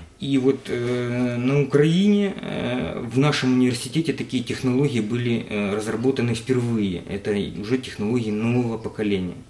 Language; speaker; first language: Russian; native; Russian